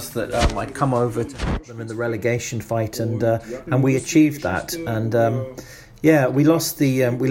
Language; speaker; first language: English; non-native, fluent; German